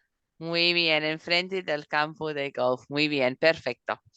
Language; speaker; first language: Spanish; non-native, fluent; English